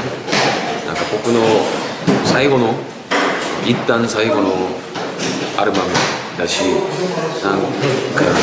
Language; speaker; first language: Japanese; non-native, fluent; Korean